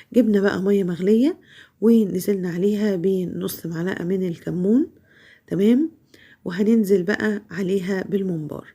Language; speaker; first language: Arabic; native; Arabic